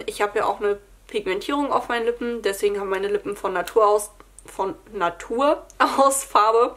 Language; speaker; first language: German; native; German